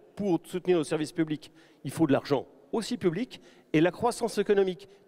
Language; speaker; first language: French; native; French